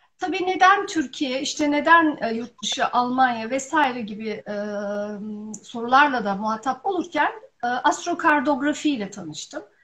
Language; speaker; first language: Turkish; early bilingual, heritage; Turkish